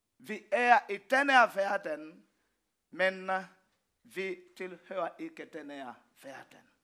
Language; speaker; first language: Danish; non-native, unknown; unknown